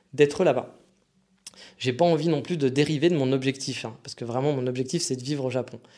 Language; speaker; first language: French; native; French